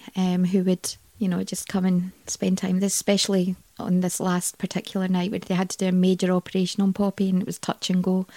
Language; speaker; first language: English; native; English